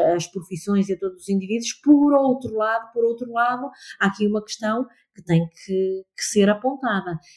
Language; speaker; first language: Portuguese; native; Portuguese